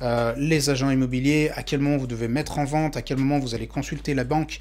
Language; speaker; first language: French; native; French